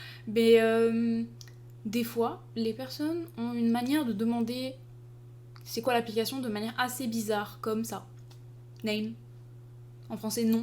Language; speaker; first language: French; native; French